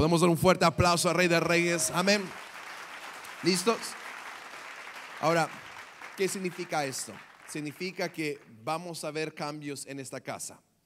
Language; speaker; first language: Spanish; early bilingual, heritage; Spanish